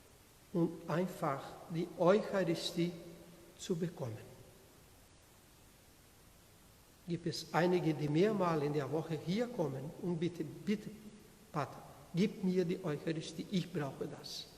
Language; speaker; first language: German; non-native, learner; Portuguese